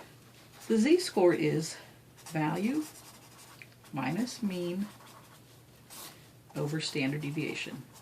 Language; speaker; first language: English; native; English